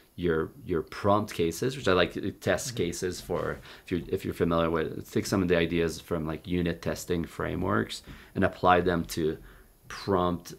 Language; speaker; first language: English; native; English